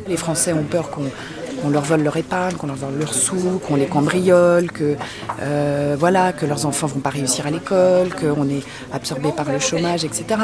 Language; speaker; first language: French; native; French